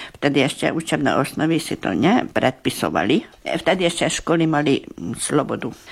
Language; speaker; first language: Slovak; early bilingual, heritage; Slovak